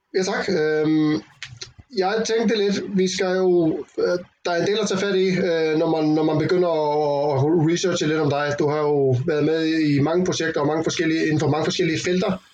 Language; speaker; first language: Danish; native; Danish